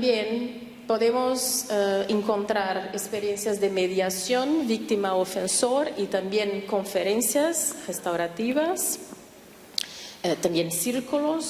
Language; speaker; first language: Spanish; non-native, fluent; Portuguese